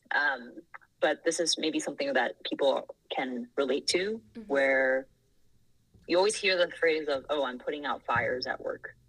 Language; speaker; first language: English; non-native, fluent; Thai